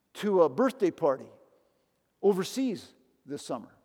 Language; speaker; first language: English; native; English